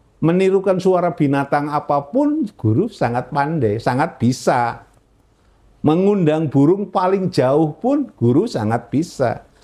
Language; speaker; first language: Indonesian; non-native, local second language; Javanese